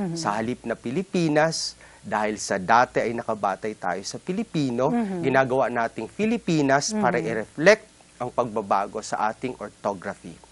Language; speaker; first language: Filipino; non-native, local second language; Waray